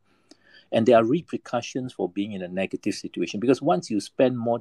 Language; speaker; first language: English; non-native, local second language; Malay